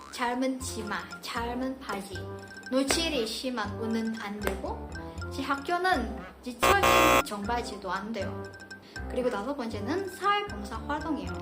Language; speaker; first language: Korean; non-native, fluent; Indonesian